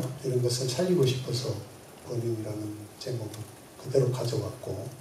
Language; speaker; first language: Korean; native; Korean